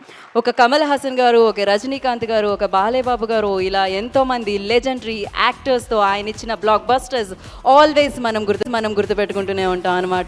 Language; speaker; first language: Telugu; native; Telugu